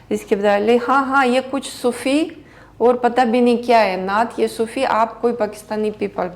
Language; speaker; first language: Hindi; non-native, learner; Greek